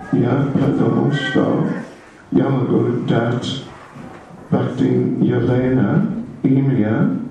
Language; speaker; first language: Russian; non-native, learner; English